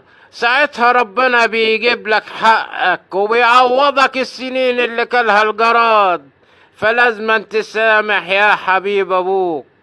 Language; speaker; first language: Arabic; native; Arabic